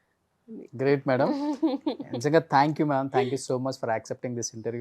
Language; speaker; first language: Telugu; native; Telugu